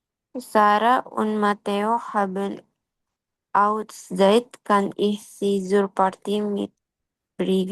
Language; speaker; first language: German; non-native, learner; Indonesian